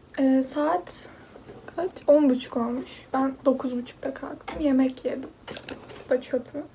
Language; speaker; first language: Turkish; native; Turkish